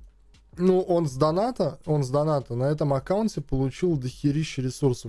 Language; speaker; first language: Russian; native; Russian